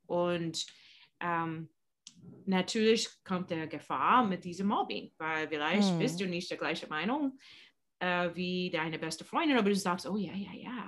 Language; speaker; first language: German; non-native, learner; English